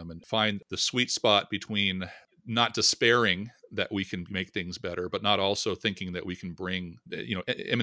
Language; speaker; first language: English; native; English